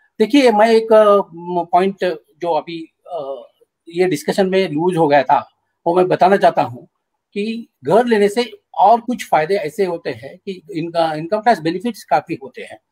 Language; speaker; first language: Hindi; non-native, local second language; Marathi